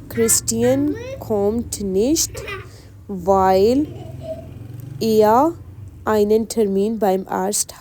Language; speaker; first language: German; non-native, fluent; Urdu